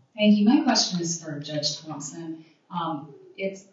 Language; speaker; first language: English; native; English